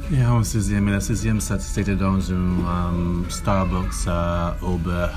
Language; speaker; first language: French; non-native, learner; English